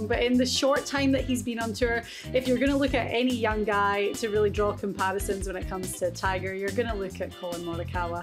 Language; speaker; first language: English; native; English